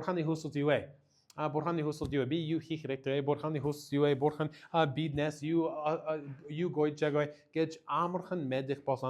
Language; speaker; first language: Mongolian; non-native, learner; English